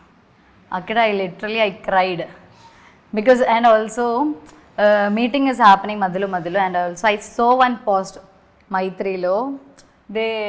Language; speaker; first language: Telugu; non-native, learner; Malayalam